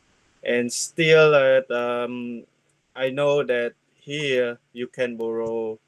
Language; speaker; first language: English; non-native, learner; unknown